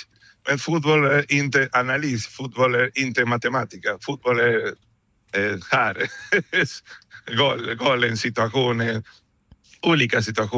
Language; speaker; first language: Swedish; non-native, fluent; Spanish